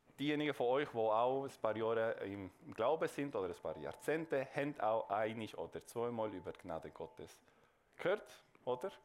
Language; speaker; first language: German; non-native, local second language; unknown